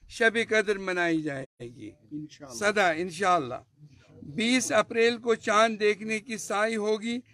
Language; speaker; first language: Urdu; non-native, local second language; Kashmiri